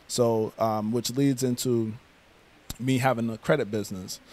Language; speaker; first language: English; native; English